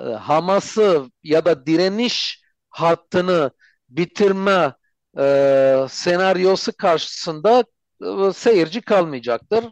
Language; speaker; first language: Turkish; non-native, fluent; Armenian